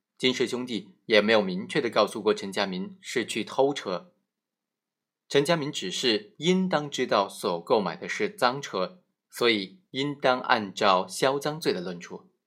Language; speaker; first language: Chinese; native; Chinese